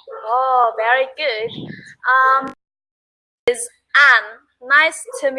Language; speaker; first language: English; non-native, learner; Vietnamese